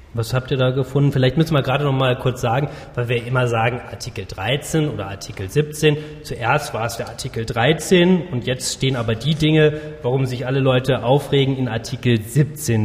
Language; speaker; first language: German; native; German